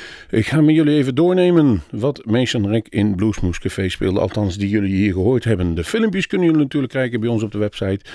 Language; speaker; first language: Dutch; native; Dutch